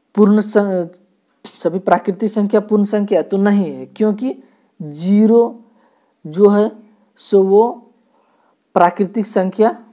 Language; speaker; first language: Hindi; native; Hindi